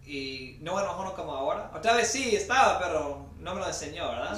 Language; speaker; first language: Spanish; non-native, fluent; English